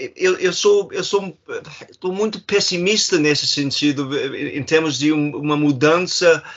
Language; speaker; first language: Portuguese; non-native, fluent; German